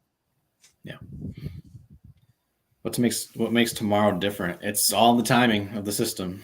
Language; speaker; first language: English; native; English